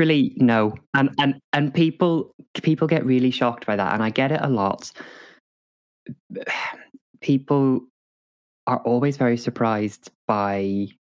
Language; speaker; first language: English; native; English